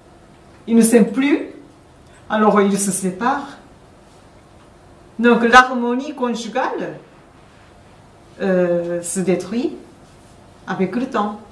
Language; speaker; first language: French; non-native, fluent; Japanese